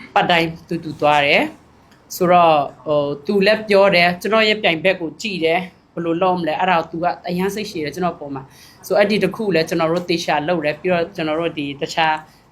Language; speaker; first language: Burmese; native; Burmese